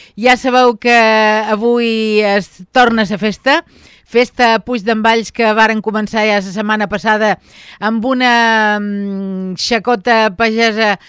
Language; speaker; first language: Catalan; native; Catalan